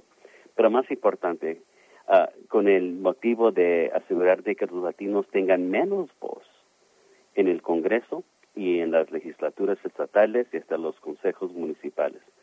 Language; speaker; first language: Spanish; early bilingual, heritage; Spanish